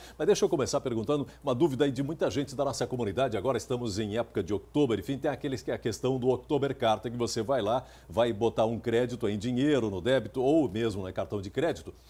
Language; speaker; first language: Portuguese; native; Portuguese